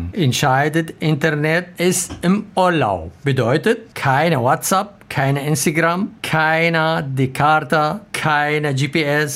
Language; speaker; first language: German; non-native, learner; Arabic